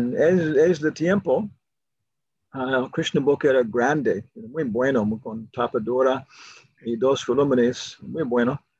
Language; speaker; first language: Spanish; non-native, learner; English